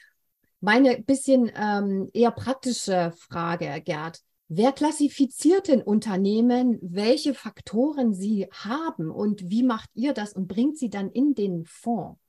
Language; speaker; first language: German; native; German